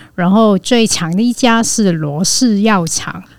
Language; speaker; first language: Chinese; non-native, fluent; Cantonese